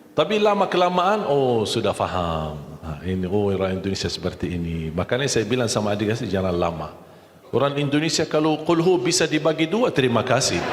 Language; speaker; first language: Malay; non-native, fluent; Arabic